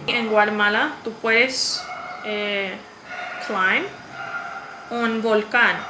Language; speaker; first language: Spanish; non-native, learner; English